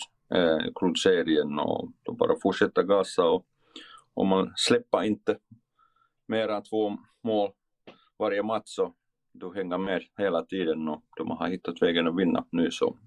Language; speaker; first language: Swedish; non-native, fluent; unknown